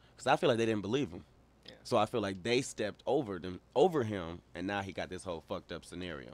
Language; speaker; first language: English; native; English